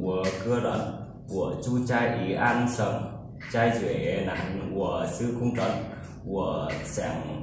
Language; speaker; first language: Chinese; non-native, learner; Vietnamese